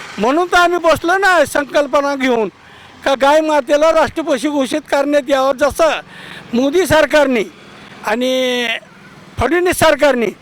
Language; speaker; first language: Marathi; non-native, local second language; Hindi